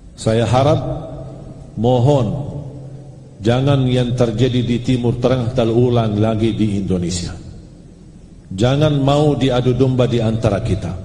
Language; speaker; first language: Malay; non-native, fluent; Arabic